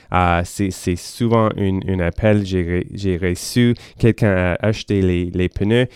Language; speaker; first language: French; non-native, local second language; English